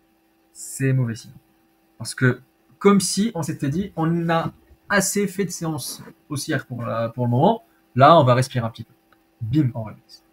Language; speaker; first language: French; native; French